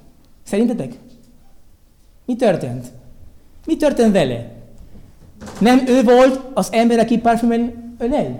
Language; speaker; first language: Hungarian; non-native, learner; Spanish